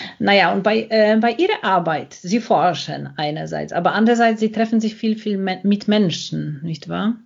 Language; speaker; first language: German; non-native, fluent; Polish